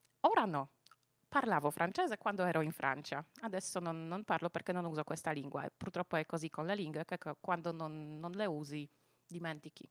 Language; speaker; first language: Italian; non-native, fluent; Polish